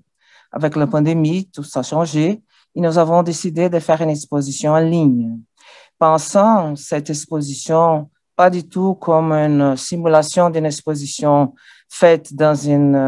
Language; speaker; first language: French; non-native, learner; Portuguese